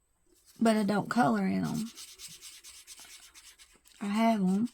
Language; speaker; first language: English; native; English